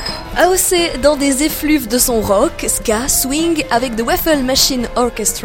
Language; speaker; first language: French; native; French